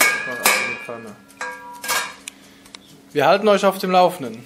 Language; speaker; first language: German; native; German